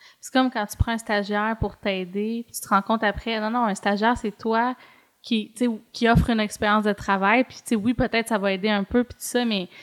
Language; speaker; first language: French; native; French